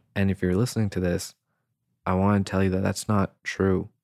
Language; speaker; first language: English; native; English